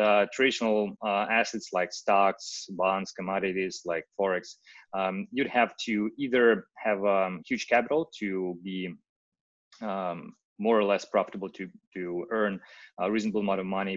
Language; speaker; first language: English; non-native, fluent; Russian